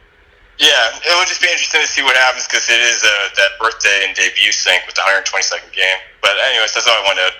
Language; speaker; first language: English; native; English